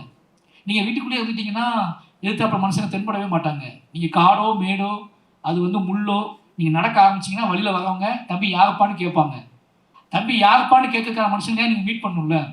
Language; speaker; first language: Tamil; native; Tamil